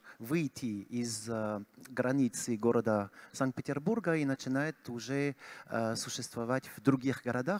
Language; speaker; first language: Russian; non-native, fluent; French